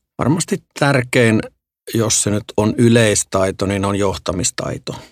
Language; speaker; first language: Finnish; native; Finnish